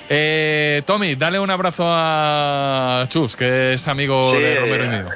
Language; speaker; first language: Spanish; native; Spanish